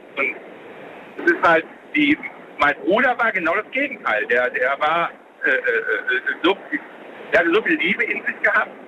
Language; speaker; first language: German; native; German